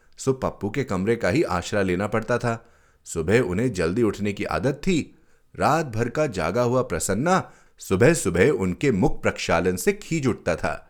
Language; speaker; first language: Hindi; native; Hindi